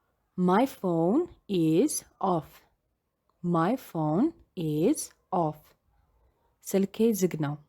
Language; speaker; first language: English; non-native, fluent; Amharic